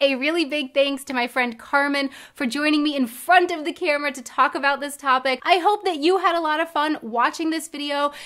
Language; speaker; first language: English; native; English